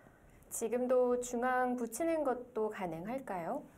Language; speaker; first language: Korean; native; Korean